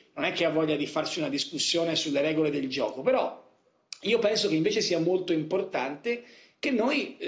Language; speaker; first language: Italian; native; Italian